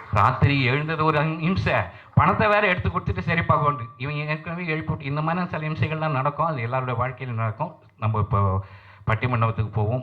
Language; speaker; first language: Tamil; non-native, local second language; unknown